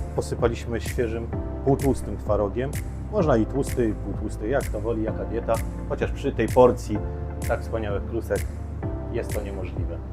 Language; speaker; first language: Polish; native; Polish